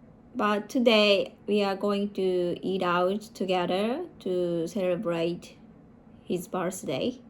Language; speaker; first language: English; non-native, learner; Japanese